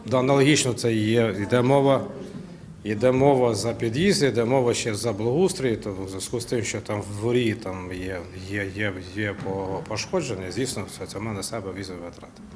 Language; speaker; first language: Ukrainian; non-native, local second language; Russian